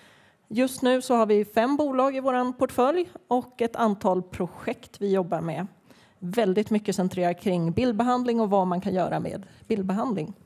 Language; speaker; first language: Swedish; native; Swedish